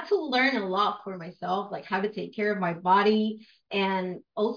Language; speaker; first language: English; non-native, fluent; Spanish